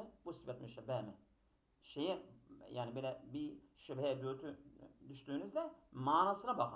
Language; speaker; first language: Turkish; native; Turkish